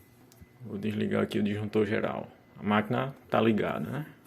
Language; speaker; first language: Portuguese; native; Portuguese